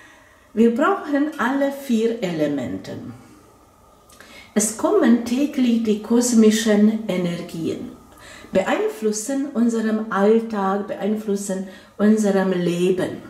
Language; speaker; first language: German; non-native, fluent; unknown